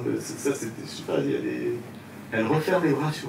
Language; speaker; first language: French; native; French